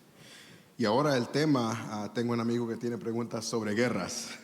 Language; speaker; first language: Spanish; early bilingual, heritage; Spanish